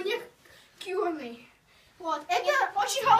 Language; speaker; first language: Russian; early bilingual, heritage; Russian